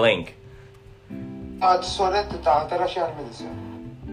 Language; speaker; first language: Japanese; non-native, learner; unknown